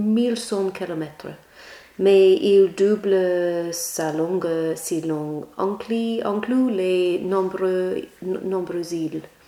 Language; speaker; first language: French; non-native, learner; English